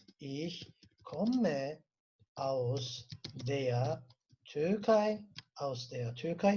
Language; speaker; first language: German; non-native, fluent; Turkish